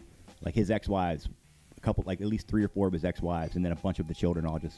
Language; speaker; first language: English; native; English